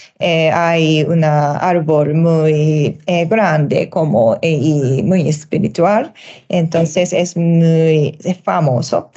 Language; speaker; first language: Spanish; non-native, learner; Japanese